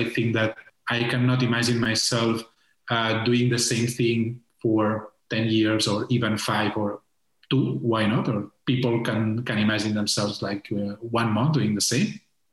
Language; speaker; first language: English; non-native, fluent; Spanish